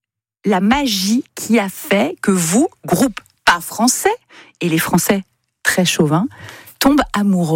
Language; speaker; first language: French; native; French